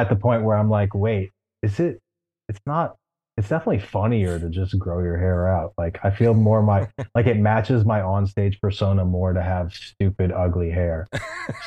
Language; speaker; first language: English; native; English